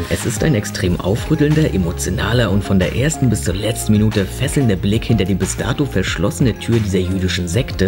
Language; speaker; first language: German; native; German